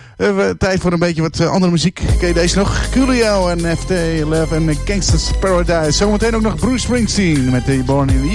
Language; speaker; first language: Dutch; native; Dutch